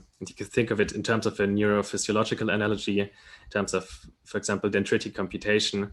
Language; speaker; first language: English; non-native, fluent; German